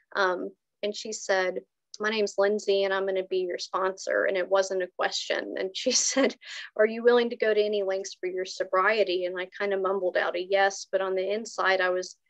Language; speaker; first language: English; native; English